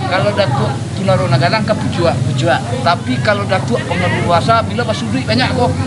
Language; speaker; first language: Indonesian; non-native, local second language; Minangkabau